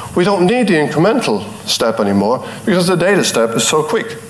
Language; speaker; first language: English; native; English